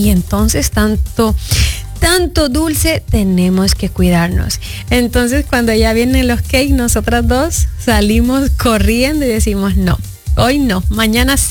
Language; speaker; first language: Spanish; native; Spanish